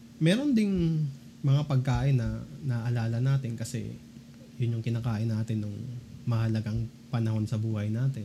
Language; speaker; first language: Filipino; native; Filipino